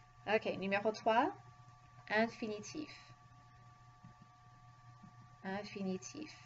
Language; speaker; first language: French; non-native, fluent; English